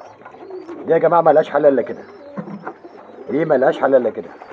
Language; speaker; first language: Arabic; native; Arabic